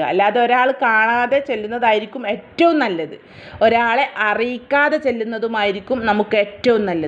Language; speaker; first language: Malayalam; native; Malayalam